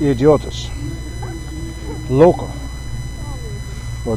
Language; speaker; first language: Portuguese; non-native, learner; English